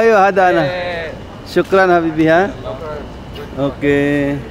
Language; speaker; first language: Arabic; non-native, learner; Filipino